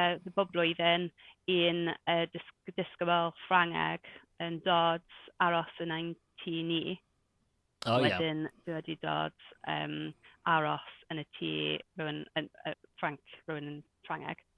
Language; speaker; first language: Welsh; non-native, local second language; English